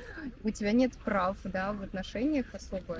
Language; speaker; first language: Russian; native; Russian